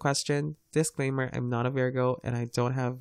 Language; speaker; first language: English; non-native, local second language; Filipino